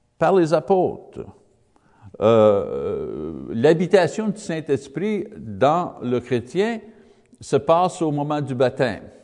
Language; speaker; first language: French; non-native, learner; English